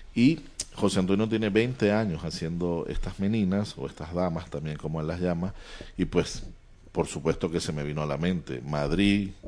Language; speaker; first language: Spanish; native; Spanish